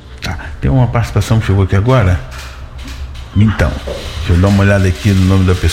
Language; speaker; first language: Portuguese; native; Portuguese